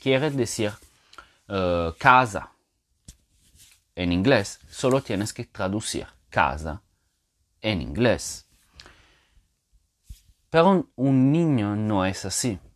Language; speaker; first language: Spanish; non-native, fluent; Portuguese